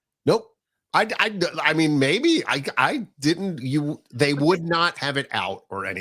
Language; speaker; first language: English; native; English